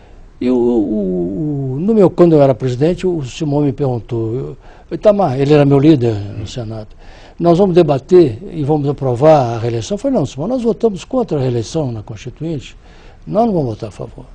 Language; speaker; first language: Portuguese; native; Portuguese